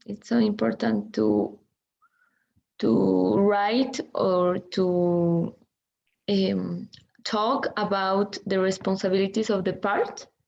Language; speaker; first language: English; non-native, learner; Spanish